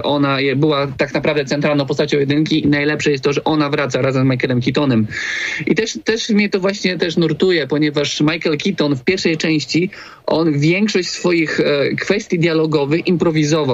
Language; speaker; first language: Polish; native; Polish